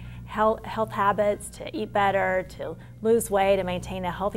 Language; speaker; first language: English; native; English